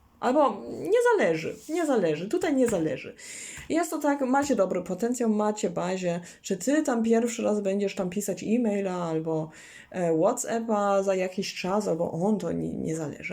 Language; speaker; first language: Polish; non-native, learner; German